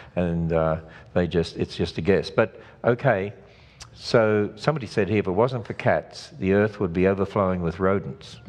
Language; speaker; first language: English; native; English